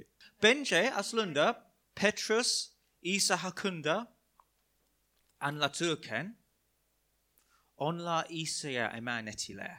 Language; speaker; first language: Turkish; non-native, fluent; English